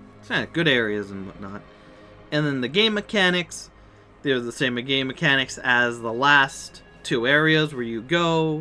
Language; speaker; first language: English; native; English